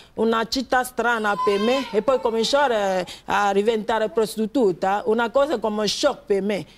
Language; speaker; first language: Italian; non-native, fluent; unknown